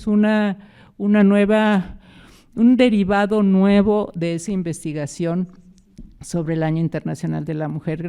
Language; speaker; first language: Spanish; native; Spanish